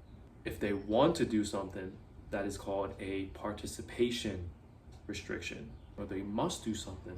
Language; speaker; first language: English; native; English